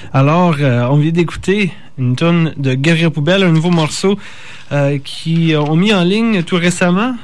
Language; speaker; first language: French; native; French